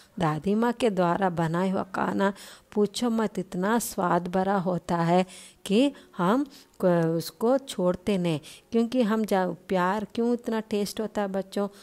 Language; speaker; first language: Hindi; non-native, local second language; Telugu